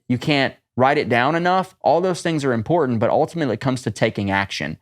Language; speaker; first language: English; native; English